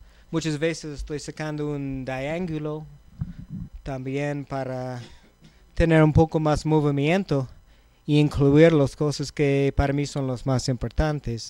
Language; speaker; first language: Spanish; non-native, learner; English